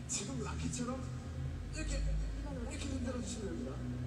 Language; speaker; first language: Korean; native; Korean